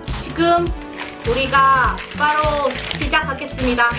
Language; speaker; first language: Korean; non-native, learner; Vietnamese